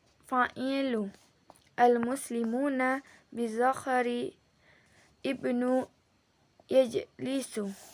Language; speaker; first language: Arabic; non-native, learner; Indonesian